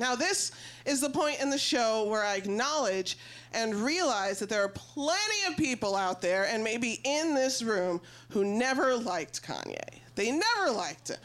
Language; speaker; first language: English; native; English